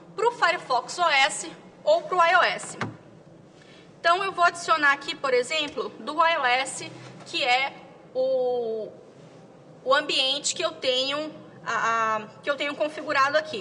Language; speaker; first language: Portuguese; native; Portuguese